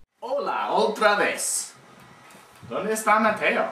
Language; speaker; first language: Spanish; non-native, learner; English